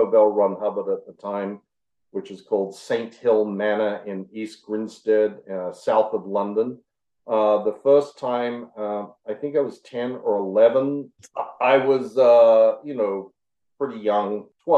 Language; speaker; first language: English; native; English